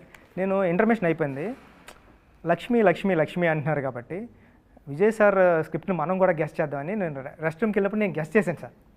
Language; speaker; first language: Telugu; native; Telugu